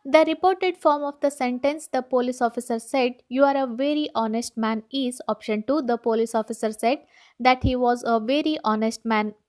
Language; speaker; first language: English; non-native, local second language; Kannada